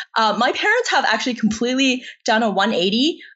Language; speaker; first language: English; non-native, fluent; Chinese